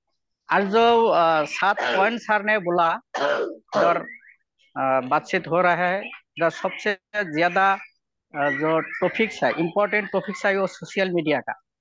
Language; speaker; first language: Hindi; non-native, local second language; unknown